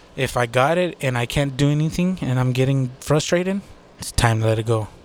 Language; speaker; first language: English; native; English